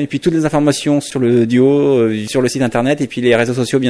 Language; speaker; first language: French; native; French